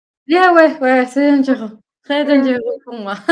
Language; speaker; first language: French; non-native, learner; Spanish